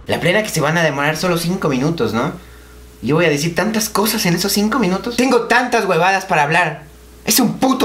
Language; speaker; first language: Spanish; native; Spanish